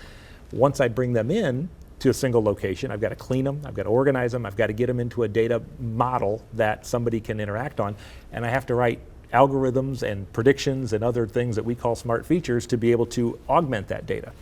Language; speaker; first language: English; native; English